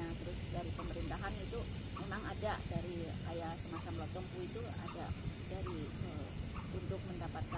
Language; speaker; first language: Indonesian; native; Indonesian